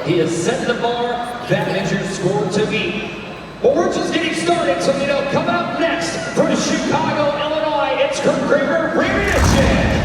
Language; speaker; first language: English; native; English